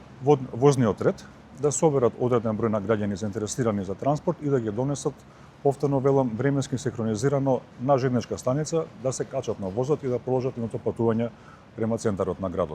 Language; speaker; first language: Macedonian; native; Macedonian